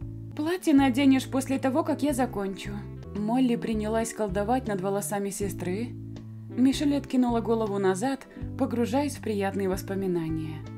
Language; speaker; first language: Russian; native; Russian